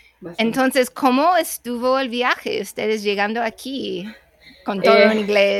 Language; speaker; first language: Spanish; non-native, fluent; English